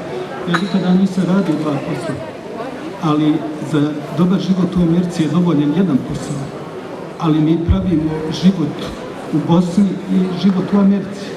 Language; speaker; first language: Bosnian; native; Bosnian